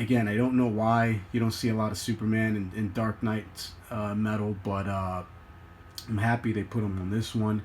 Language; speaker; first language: English; native; English